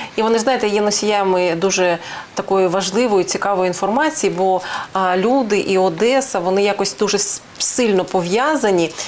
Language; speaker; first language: Ukrainian; non-native, local second language; Russian